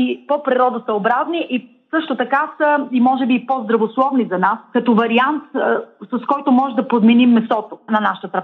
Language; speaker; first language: Bulgarian; native; Bulgarian